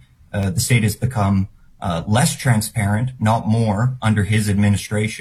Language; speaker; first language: English; native; English